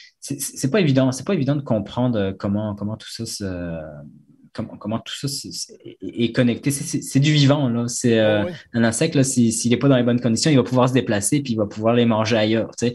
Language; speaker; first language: French; native; French